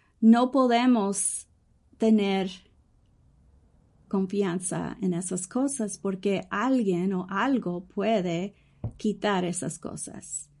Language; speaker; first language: Spanish; early bilingual, heritage; English